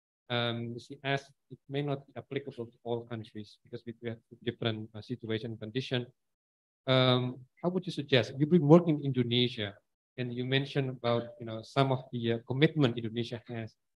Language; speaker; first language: English; non-native, fluent; Indonesian